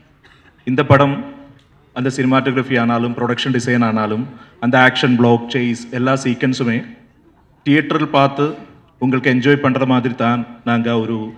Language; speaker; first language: Tamil; non-native, learner; Malayalam